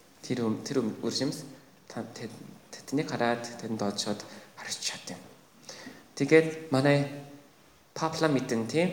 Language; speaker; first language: Mongolian; non-native, fluent; Korean